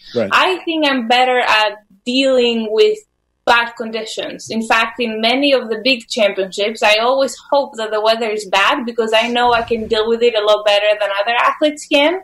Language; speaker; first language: English; non-native, fluent; Greek